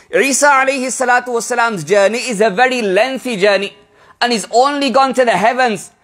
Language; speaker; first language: English; early bilingual, other home language; Urdu